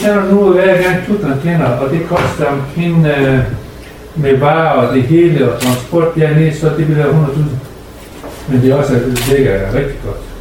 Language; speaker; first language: Danish; non-native, learner; Persian